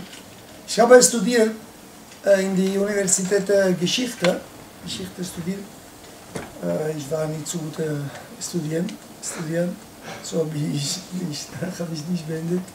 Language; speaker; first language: German; non-native, learner; Spanish